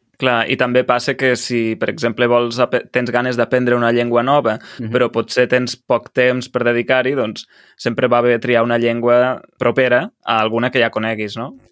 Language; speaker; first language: Catalan; native; Catalan